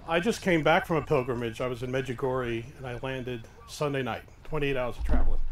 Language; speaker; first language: English; native; English